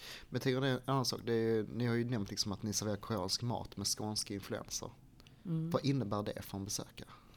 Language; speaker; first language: Swedish; native; Swedish